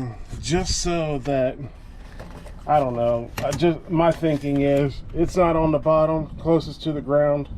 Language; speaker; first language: English; native; English